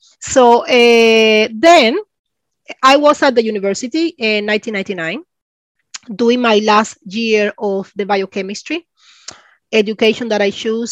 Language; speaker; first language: English; non-native, fluent; Spanish